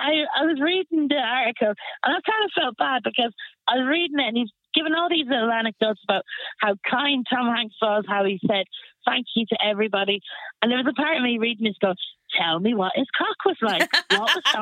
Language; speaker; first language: English; native; English